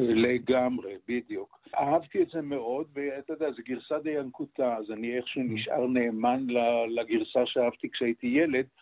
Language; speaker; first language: Hebrew; native; Hebrew